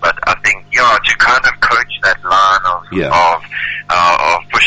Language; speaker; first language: English; native; English